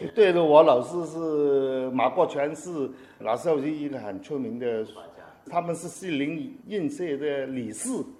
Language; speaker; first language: Chinese; non-native, fluent; Cantonese